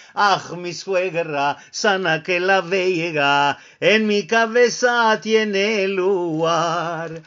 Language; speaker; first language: Spanish; early bilingual, heritage; Ladino